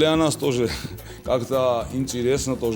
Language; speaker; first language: Russian; non-native, local second language; Georgian